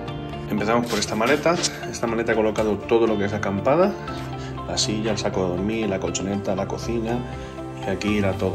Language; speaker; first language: Spanish; native; Spanish